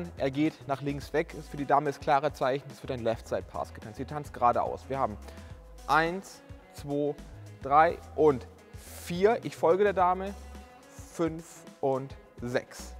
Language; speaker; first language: German; native; German